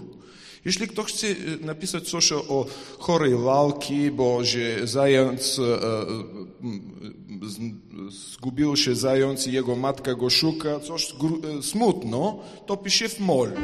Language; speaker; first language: Polish; non-native, fluent; Ukrainian